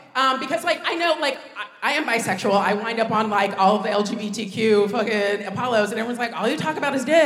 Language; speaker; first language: English; native; English